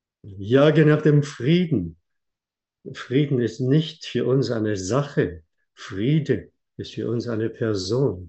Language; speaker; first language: German; non-native, fluent; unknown